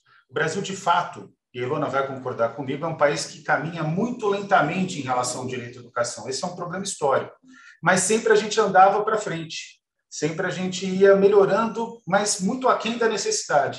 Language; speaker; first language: Portuguese; native; Portuguese